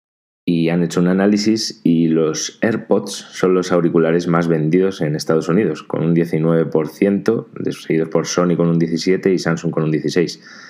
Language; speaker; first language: Spanish; native; Spanish